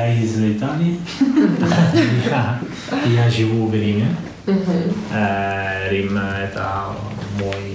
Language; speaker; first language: Russian; non-native, learner; Italian